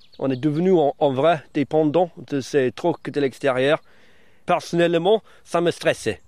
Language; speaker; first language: French; early bilingual, other home language; English